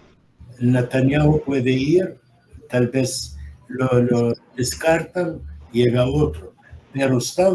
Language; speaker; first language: Spanish; non-native, fluent; Arabic